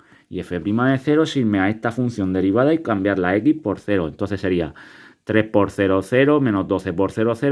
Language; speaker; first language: Spanish; native; Spanish